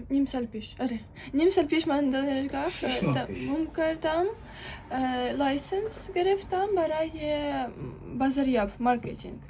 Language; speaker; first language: Persian; non-native, learner; Ukrainian